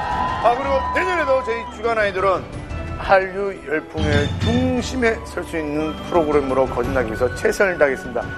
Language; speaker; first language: Korean; native; Korean